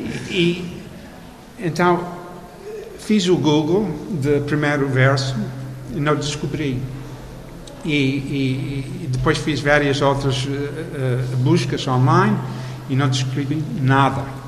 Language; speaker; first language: Portuguese; non-native, fluent; English